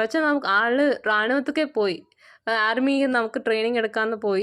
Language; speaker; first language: Malayalam; non-native, learner; Tamil